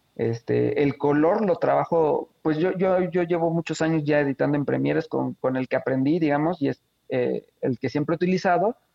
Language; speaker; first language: Spanish; native; Spanish